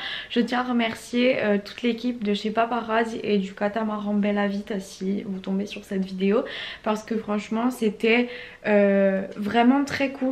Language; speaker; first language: French; native; French